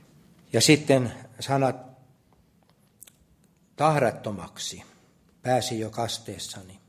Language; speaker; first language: Finnish; native; Finnish